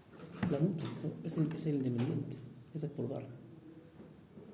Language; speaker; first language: Spanish; native; Spanish